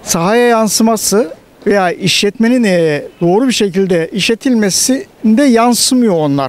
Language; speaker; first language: Turkish; native; Turkish